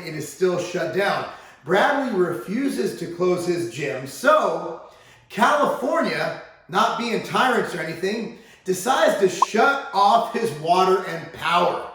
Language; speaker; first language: English; native; English